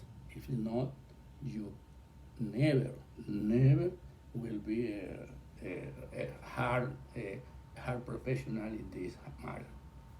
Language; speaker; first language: English; non-native, learner; Spanish